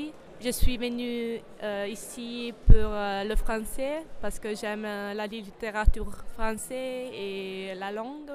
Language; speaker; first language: French; non-native, fluent; Italian